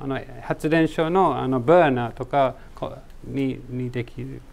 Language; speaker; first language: Japanese; non-native, learner; English